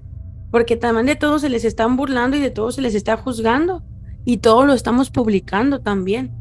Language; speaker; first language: Spanish; native; Spanish